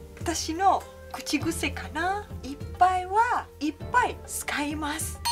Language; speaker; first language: Japanese; non-native, fluent; Malay